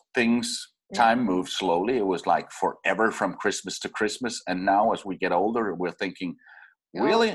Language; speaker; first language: English; non-native, fluent; Danish